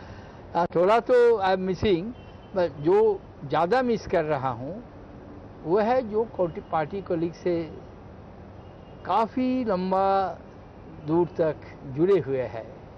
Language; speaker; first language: Hindi; non-native, local second language; Bangla